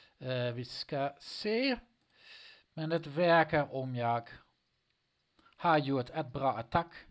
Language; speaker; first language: Swedish; non-native, learner; Dutch